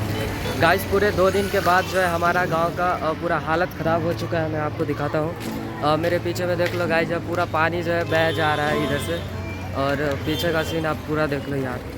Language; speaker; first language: Hindi; non-native, local second language; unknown